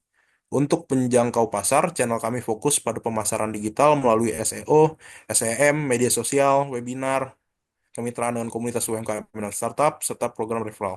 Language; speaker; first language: Indonesian; native; Indonesian